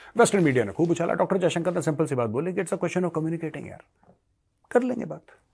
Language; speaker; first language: Hindi; native; Hindi